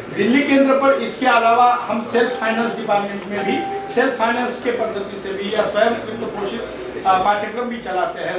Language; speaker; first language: Hindi; non-native, local second language; Marathi